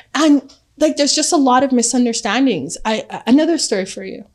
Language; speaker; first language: English; early bilingual, other home language; Akan